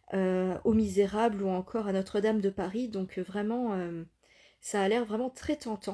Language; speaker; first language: French; native; French